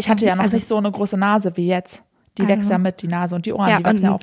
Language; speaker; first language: German; native; German